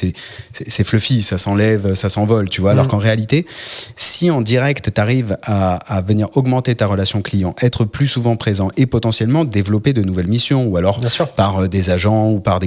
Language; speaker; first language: French; native; French